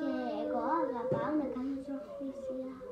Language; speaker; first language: Greek; early bilingual, heritage; Greek